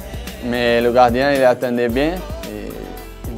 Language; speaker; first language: French; non-native, learner; Portuguese